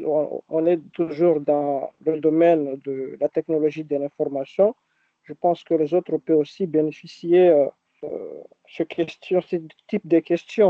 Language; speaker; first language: French; non-native, local second language; Arabic